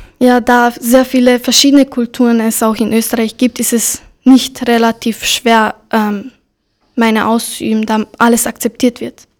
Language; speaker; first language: German; early bilingual, other home language; Croatian